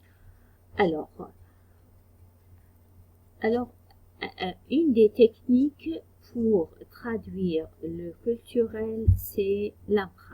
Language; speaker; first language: French; non-native, fluent; Arabic